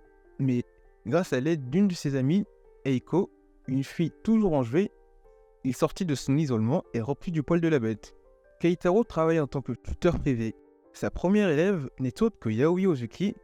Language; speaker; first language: French; native; French